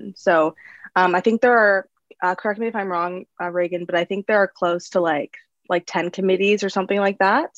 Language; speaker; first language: English; native; English